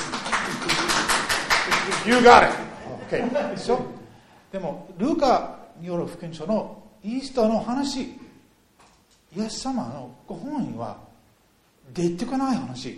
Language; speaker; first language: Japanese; non-native, fluent; English